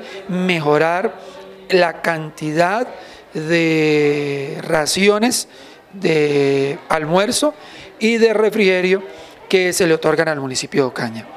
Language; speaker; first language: Spanish; native; Spanish